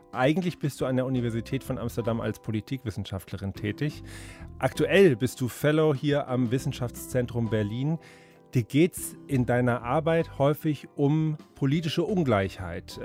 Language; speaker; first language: German; native; German